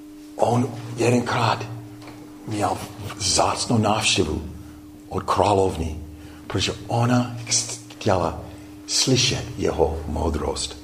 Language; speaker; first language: Czech; non-native, fluent; English